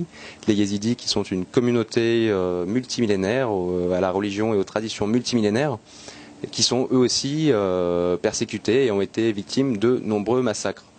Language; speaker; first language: French; native; French